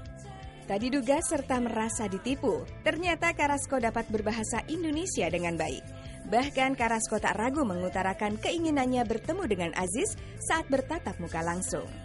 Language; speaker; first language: Indonesian; native; Indonesian